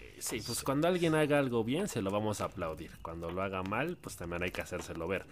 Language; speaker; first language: Spanish; native; Spanish